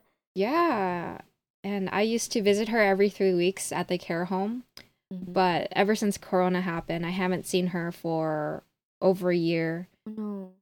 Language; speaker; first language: English; native; English